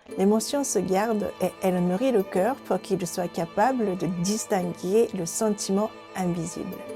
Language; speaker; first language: French; non-native, fluent; Japanese